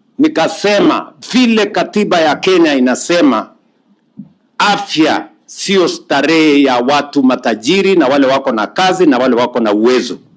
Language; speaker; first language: Swahili; native; Swahili